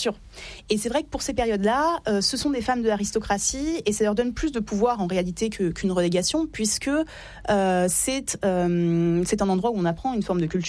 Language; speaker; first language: French; native; French